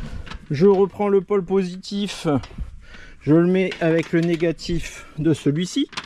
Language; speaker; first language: French; native; French